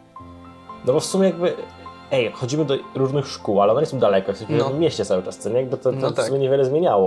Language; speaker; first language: Polish; native; Polish